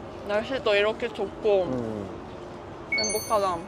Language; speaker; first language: Korean; non-native, learner; Japanese